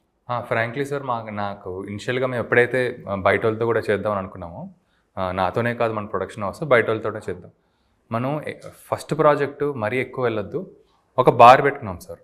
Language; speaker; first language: Telugu; native; Telugu